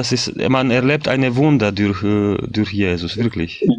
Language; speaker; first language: German; non-native, fluent; Bosnian